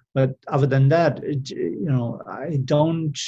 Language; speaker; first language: English; non-native, fluent; German